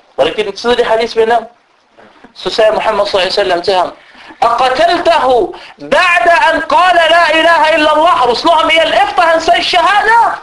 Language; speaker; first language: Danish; early bilingual, other home language; Arabic